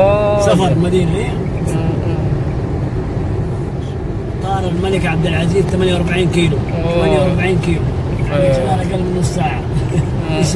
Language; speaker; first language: Arabic; non-native, fluent; Indonesian